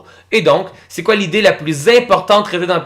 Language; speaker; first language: French; native; French